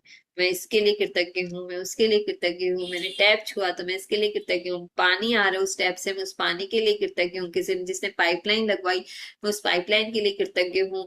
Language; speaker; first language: Hindi; native; Hindi